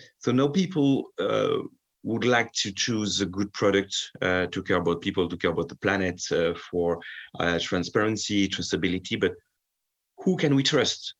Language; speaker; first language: English; non-native, fluent; French